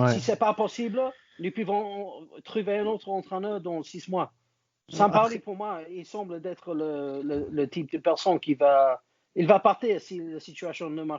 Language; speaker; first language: French; non-native, learner; English